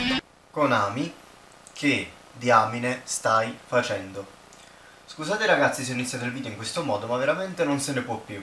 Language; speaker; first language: Italian; native; Italian